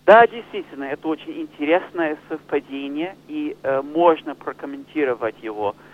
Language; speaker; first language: Russian; non-native, fluent; English